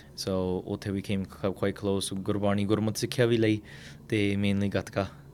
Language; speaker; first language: English; early bilingual, other home language; Punjabi